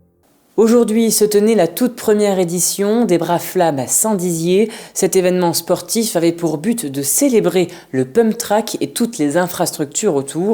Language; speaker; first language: French; native; French